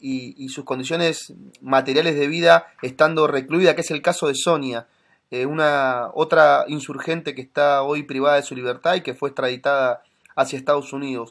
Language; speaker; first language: Spanish; native; Spanish